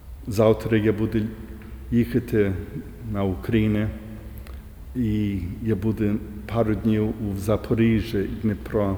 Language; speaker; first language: Ukrainian; early bilingual, heritage; English